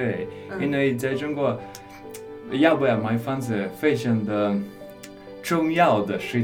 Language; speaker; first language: Chinese; non-native, learner; English